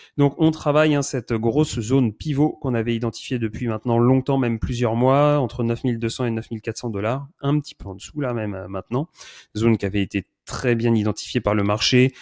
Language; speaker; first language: French; native; French